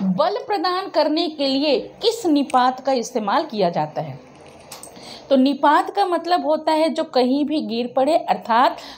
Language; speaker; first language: Hindi; native; Hindi